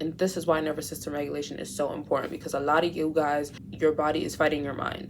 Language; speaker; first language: English; native; English